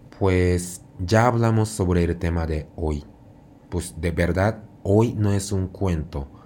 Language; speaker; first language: Spanish; non-native, fluent; Japanese